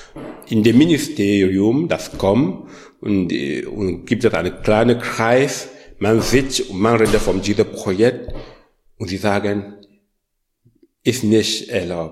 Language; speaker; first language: German; non-native, learner; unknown